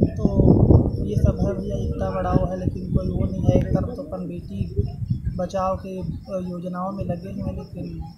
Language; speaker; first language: Hindi; native; Hindi